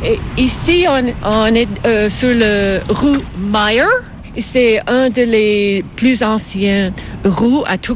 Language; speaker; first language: French; non-native, fluent; English